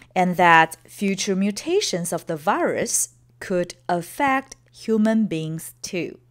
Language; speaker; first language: English; non-native, fluent; Chinese